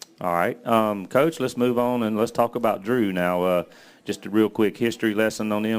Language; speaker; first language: English; native; English